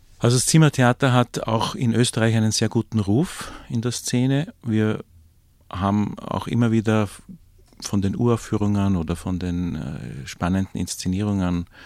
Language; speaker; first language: German; native; German